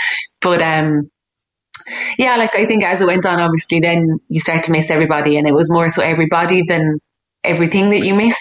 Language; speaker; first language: English; native; English